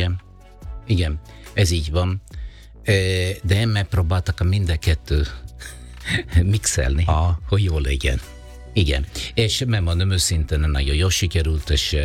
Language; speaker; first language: Hungarian; non-native, fluent; Italian